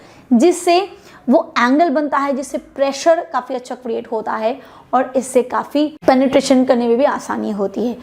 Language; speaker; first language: Hindi; native; Hindi